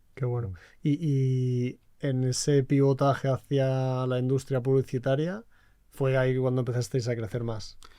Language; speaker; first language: Spanish; native; Spanish